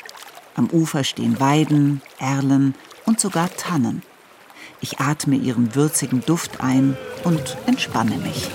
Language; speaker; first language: German; native; German